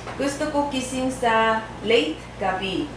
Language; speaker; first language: Filipino; non-native, learner; Korean